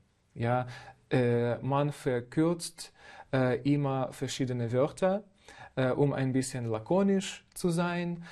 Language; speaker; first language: German; non-native, fluent; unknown